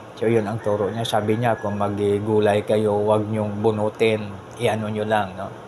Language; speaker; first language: Filipino; non-native, local second language; Hiligaynon